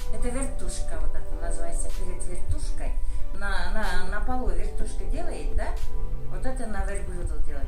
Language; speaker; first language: Russian; non-native, local second language; Kyrgyz